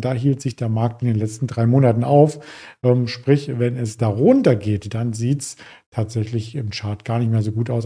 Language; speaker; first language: German; native; German